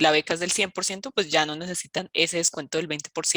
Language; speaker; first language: Spanish; native; Spanish